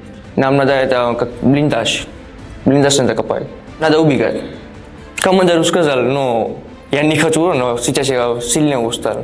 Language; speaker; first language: Russian; non-native, learner; Gujarati